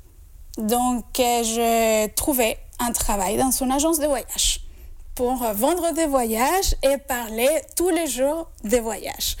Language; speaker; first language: French; non-native, fluent; Spanish